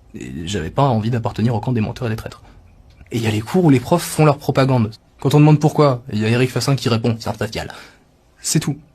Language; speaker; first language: French; native; French